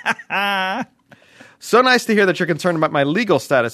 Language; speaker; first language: English; native; English